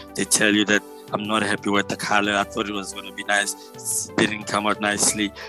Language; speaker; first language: English; non-native, local second language; Tswana